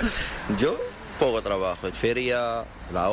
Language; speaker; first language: Spanish; non-native, learner; Arabic